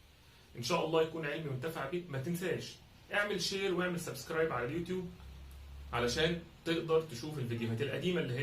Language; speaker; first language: Arabic; native; Arabic